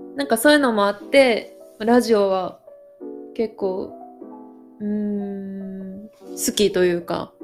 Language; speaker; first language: Japanese; native; Japanese